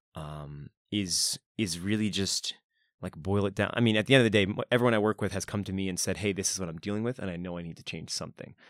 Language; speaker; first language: English; native; English